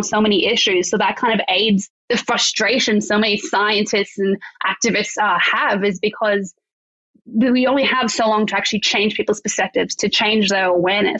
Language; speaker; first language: English; native; English